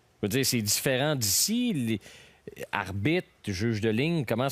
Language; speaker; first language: French; native; French